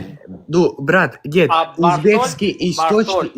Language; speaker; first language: Russian; non-native, fluent; Uzbek